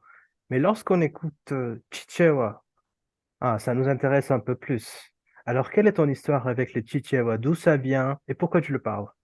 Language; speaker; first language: French; non-native, fluent; Urdu